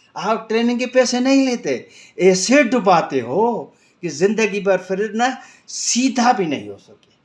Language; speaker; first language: Urdu; non-native, local second language; Sindhi